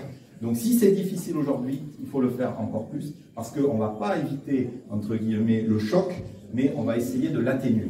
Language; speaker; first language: French; native; French